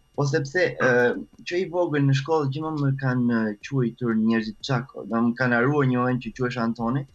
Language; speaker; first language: Albanian; early bilingual, heritage; French